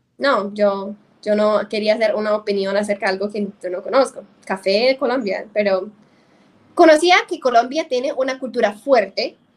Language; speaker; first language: Spanish; non-native, fluent; English